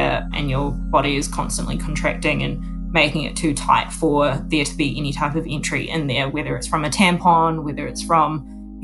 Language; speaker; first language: English; native; English